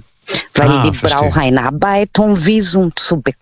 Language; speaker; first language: German; non-native, learner; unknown